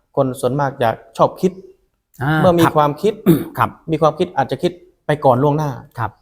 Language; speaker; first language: Thai; non-native, local second language; Khmer